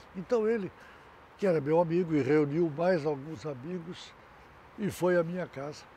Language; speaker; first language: Portuguese; native; Portuguese